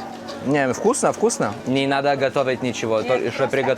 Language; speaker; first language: Russian; non-native, learner; Lithuanian